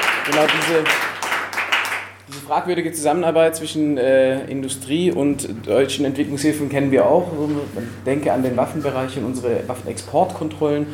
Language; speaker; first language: German; native; German